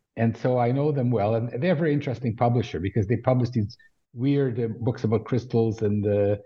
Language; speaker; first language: English; native; English